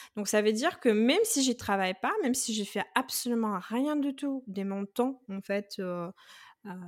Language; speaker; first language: French; non-native, fluent; Russian